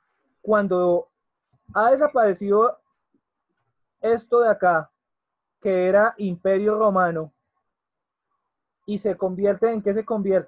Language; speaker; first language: Spanish; native; Spanish